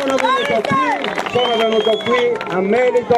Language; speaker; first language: Italian; native; Italian